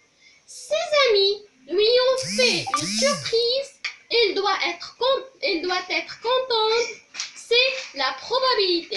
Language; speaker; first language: French; non-native, local second language; Arabic